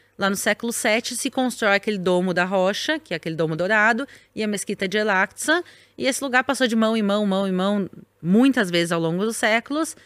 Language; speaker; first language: Portuguese; native; Portuguese